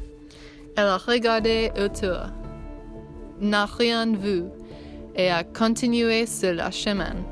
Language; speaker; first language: French; non-native, learner; English